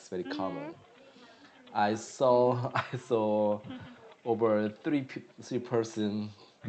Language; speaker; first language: English; non-native, learner; Korean